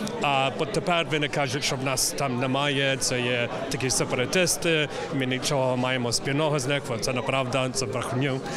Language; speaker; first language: Ukrainian; early bilingual, heritage; English